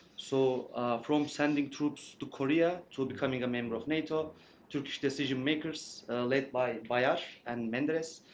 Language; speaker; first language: English; non-native, fluent; Turkish